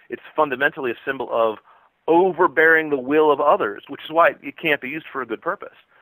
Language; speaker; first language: English; native; English